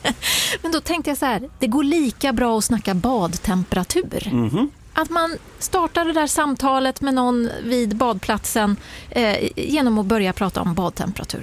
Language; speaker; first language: Swedish; native; Swedish